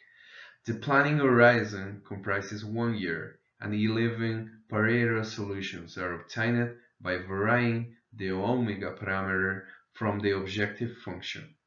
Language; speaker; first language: English; non-native, fluent; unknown